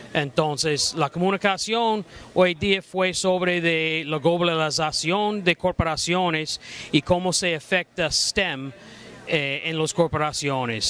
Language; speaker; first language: Spanish; non-native, fluent; English